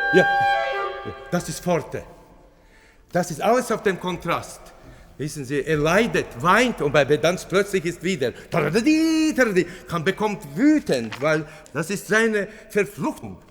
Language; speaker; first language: German; non-native, fluent; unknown